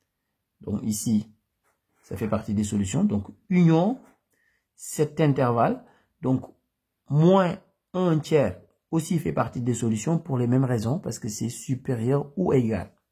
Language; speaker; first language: French; native; French